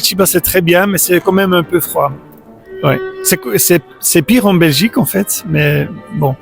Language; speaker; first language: French; non-native, local second language; Dutch